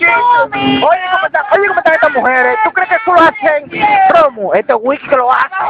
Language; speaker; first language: Spanish; native; Spanish